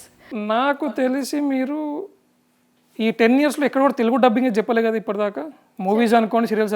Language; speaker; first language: Telugu; native; Telugu